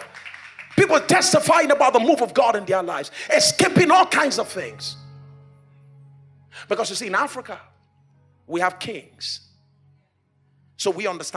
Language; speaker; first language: English; non-native, local second language; Yoruba